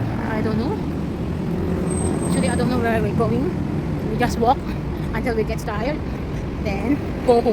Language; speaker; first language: English; non-native, local second language; Filipino